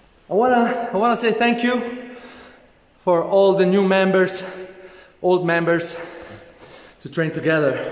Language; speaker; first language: English; non-native, learner; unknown